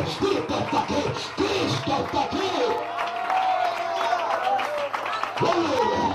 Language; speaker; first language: Spanish; native; Spanish